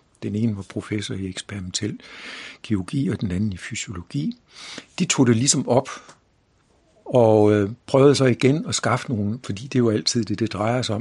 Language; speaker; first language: Danish; native; Danish